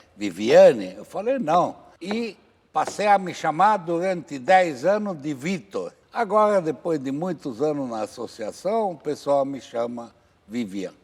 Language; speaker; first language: Portuguese; non-native, fluent; Arabic